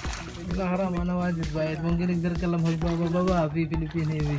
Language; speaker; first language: Arabic; non-native, learner; Filipino